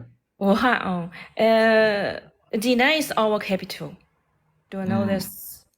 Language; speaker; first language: English; non-native, learner; Chinese